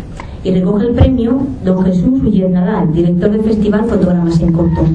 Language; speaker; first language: Spanish; native; Spanish